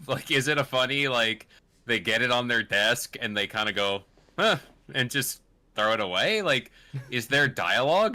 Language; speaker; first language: English; native; English